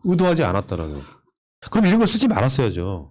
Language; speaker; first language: Korean; native; Korean